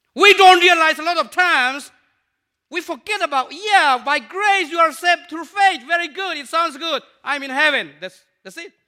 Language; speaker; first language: English; non-native, fluent; Burmese